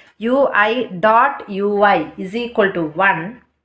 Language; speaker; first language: English; non-native, local second language; Malayalam